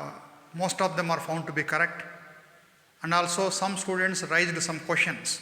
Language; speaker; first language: English; non-native, local second language; Kannada